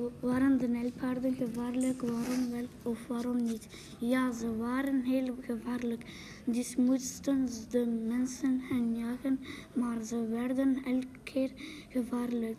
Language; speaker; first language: Dutch; non-native, local second language; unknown